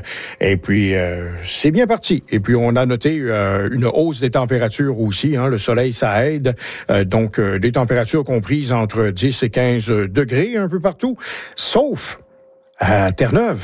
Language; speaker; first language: French; native; French